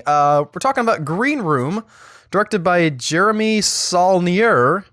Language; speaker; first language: English; native; English